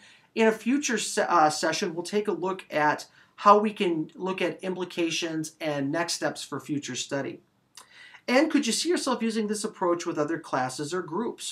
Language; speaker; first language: English; native; English